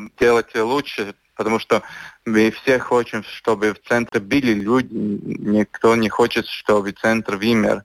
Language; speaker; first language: Russian; non-native, local second language; Latvian